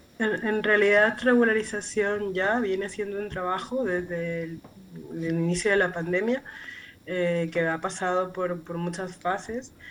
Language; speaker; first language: Spanish; native; Spanish